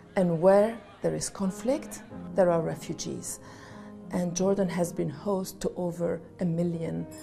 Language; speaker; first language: English; non-native, fluent; Arabic